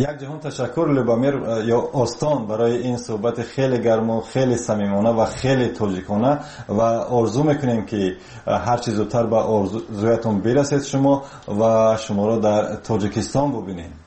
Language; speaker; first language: Tajik; native; Tajik